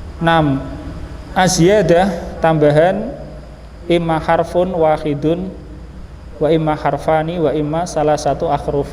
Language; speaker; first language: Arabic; non-native, fluent; Indonesian